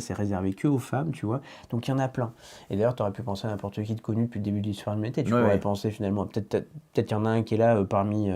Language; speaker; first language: French; native; French